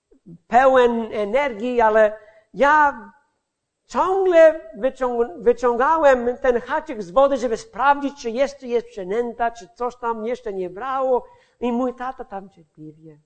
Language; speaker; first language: Polish; non-native, fluent; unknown